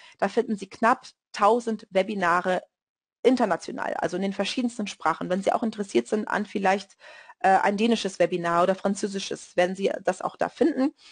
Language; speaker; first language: German; non-native, fluent; Portuguese